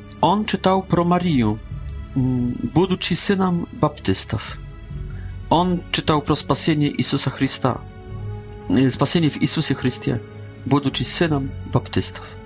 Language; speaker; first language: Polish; non-native, learner; Russian